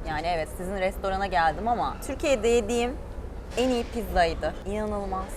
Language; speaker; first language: Turkish; native; Turkish